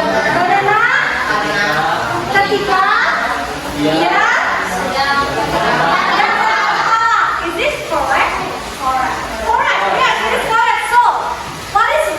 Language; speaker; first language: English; non-native, learner; Indonesian